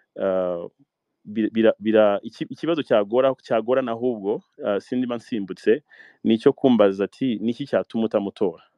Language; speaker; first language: Kinyarwanda; early bilingual, heritage; Kinyarwanda